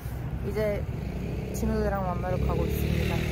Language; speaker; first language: Korean; non-native, fluent; Turkish